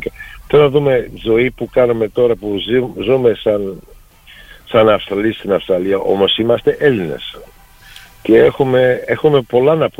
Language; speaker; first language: Greek; early bilingual, heritage; Greek